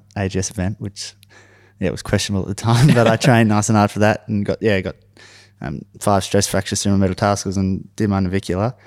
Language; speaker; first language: English; native; English